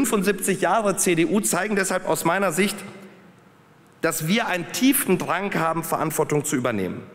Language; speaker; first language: German; early bilingual, other home language; Polish